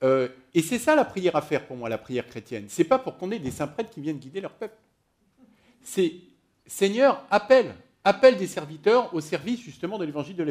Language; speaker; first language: French; native; French